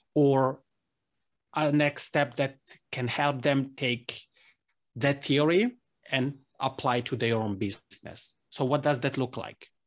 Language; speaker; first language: English; non-native, fluent; Italian